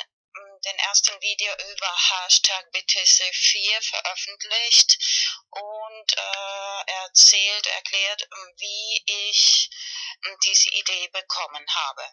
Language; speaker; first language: German; non-native, learner; Spanish